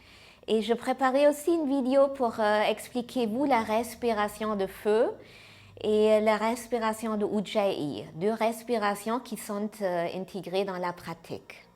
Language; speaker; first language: French; non-native, fluent; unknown